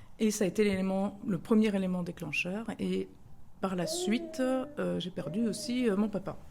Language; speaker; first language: French; early bilingual, other home language; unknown